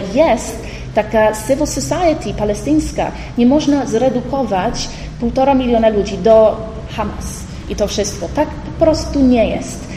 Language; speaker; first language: Polish; early bilingual, heritage; Polish